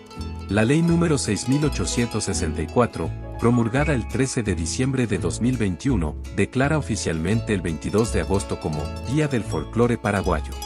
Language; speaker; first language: Spanish; native; Spanish